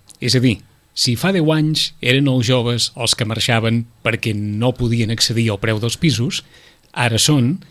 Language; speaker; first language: Catalan; native; Catalan